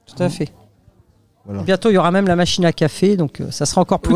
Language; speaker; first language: French; native; French